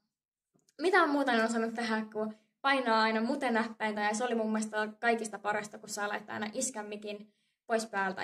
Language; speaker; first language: Finnish; native; Finnish